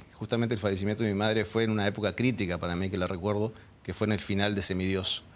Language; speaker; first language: Spanish; early bilingual, other home language; Dutch